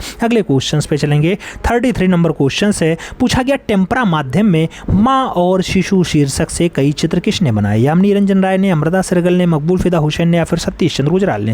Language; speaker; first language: Hindi; native; Hindi